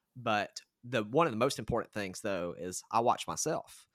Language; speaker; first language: English; native; English